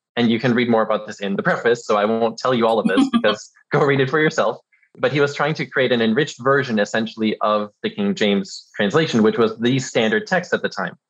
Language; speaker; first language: English; early bilingual, other home language; German